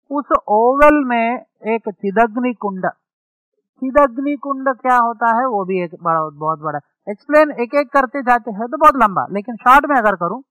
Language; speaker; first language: Hindi; non-native, local second language; Telugu